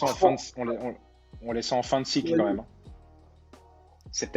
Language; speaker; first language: French; native; French